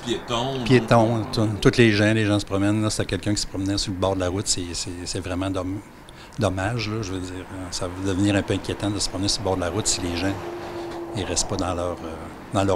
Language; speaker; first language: French; native; French